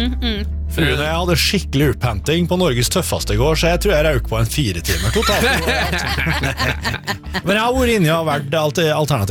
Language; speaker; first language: Norwegian; native; Norwegian